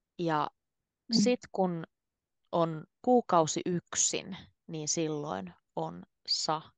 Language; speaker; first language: Finnish; native; Finnish